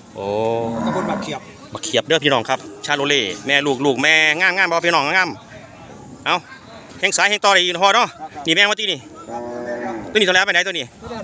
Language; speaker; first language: Thai; native; Thai